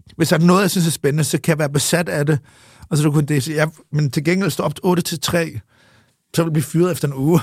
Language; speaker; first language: Danish; early bilingual, other home language; English